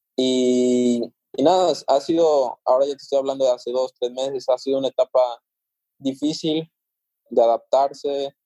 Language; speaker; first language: Spanish; native; Spanish